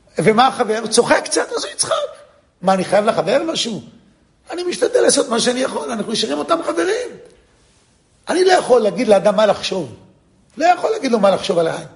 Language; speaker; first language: Hebrew; non-native, fluent; English